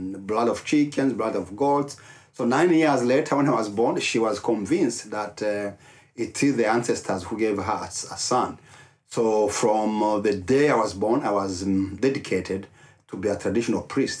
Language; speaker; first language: English; non-native, local second language; Kinyarwanda